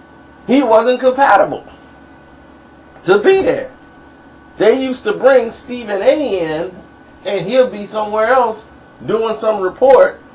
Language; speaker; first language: English; native; English